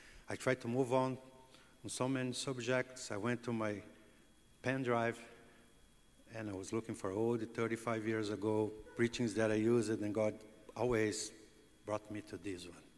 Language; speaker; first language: English; non-native, fluent; Portuguese